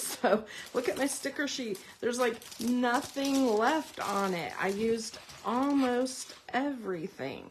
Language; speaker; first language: English; native; English